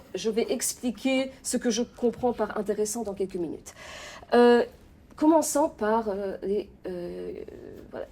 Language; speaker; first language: French; non-native, fluent; Polish